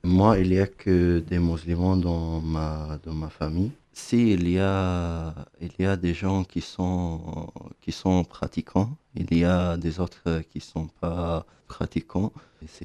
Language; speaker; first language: French; non-native, fluent; Arabic